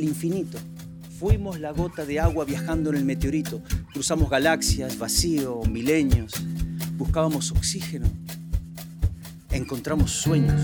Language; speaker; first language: English; non-native, fluent; Spanish